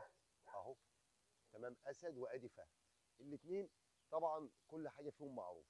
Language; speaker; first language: Arabic; native; Arabic